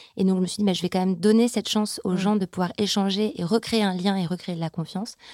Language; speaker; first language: French; native; French